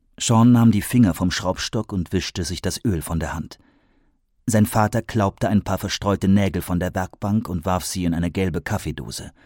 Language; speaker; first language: German; native; German